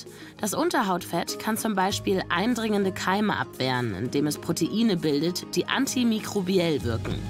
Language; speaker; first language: German; native; German